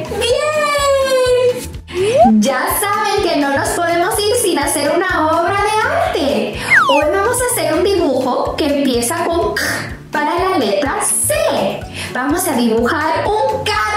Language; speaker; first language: Spanish; non-native, fluent; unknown